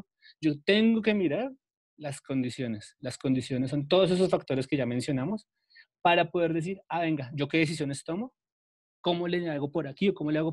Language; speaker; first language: Spanish; native; Spanish